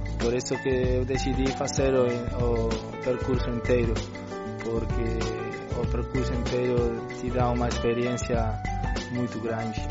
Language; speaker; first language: Portuguese; non-native, learner; Spanish